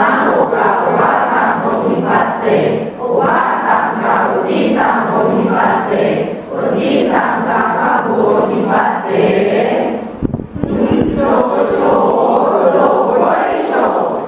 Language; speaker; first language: Japanese; non-native, learner; Thai